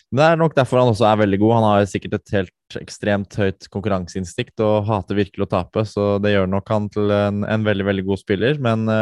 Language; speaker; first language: Norwegian; native; Norwegian